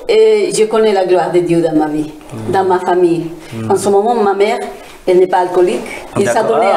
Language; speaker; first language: French; non-native, fluent; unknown